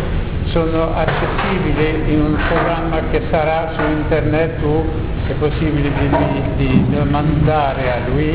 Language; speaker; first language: Italian; non-native, learner; French